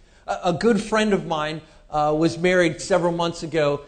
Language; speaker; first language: English; native; English